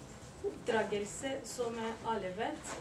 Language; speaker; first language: Norwegian; non-native, learner; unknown